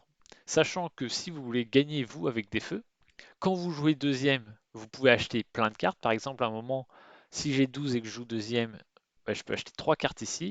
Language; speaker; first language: French; native; French